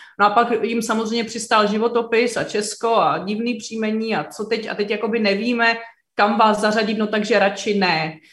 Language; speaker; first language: Czech; native; Czech